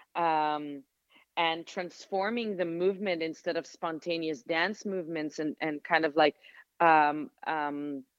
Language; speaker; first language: English; non-native, fluent; Hebrew